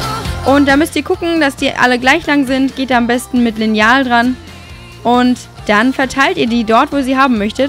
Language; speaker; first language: German; native; German